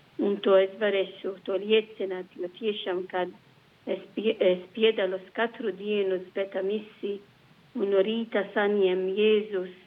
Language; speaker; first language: Latvian; non-native, learner; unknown